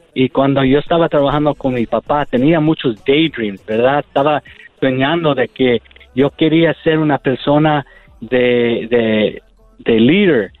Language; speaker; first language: Spanish; early bilingual, heritage; Spanish